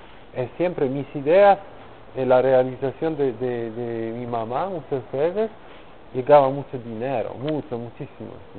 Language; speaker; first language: Spanish; non-native, learner; Polish